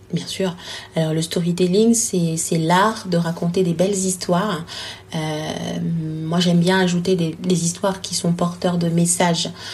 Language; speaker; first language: French; non-native, local second language; Lingala